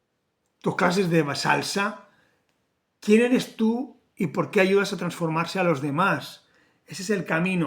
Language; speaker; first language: Spanish; native; Spanish